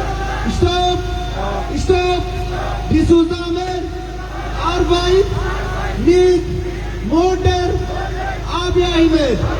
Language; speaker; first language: German; non-native, learner; Oromo